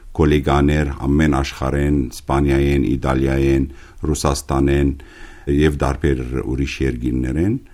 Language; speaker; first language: Armenian; early bilingual, heritage; Armenian